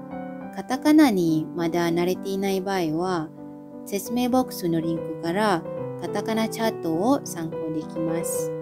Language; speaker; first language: Japanese; non-native, fluent; Malay